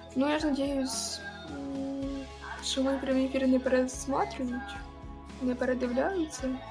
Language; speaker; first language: Ukrainian; non-native, local second language; Russian